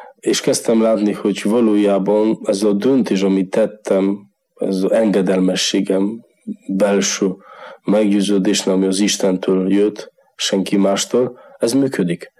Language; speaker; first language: Hungarian; non-native, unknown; Polish